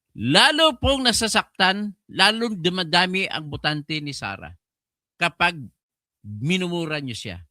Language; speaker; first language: Filipino; non-native, local second language; Cebuano